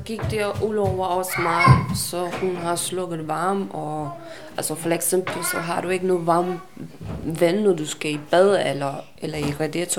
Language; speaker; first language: Danish; non-native, learner; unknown